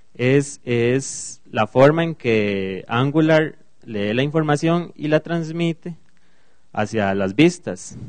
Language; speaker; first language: Spanish; native; Spanish